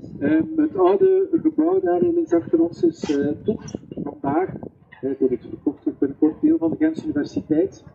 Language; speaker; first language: Dutch; native; Dutch